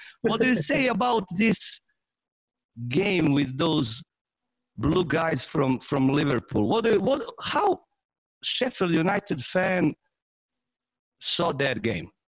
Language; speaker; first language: English; non-native, fluent; Serbian